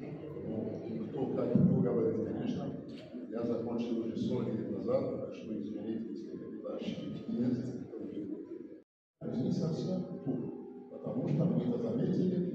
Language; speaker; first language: Russian; non-native, fluent; Arabic